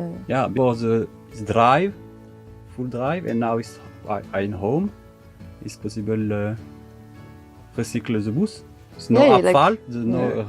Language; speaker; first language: English; non-native, learner; French